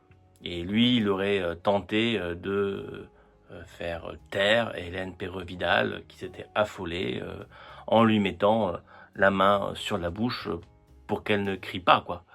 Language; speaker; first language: French; native; French